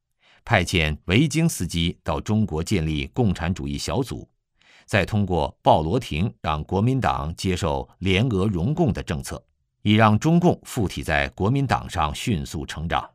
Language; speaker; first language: Chinese; native; Chinese